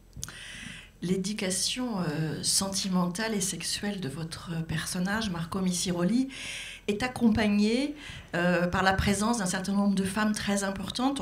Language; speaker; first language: French; native; French